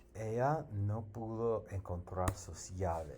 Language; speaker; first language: Spanish; non-native, learner; English